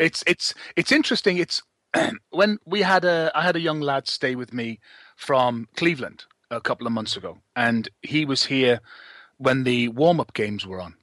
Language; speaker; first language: English; native; English